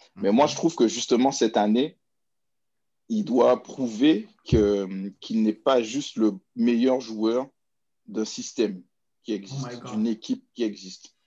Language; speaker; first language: French; native; French